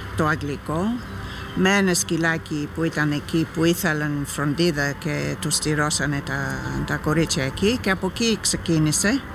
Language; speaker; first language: Greek; non-native, fluent; English